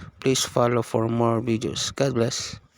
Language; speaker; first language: English; non-native, local second language; Filipino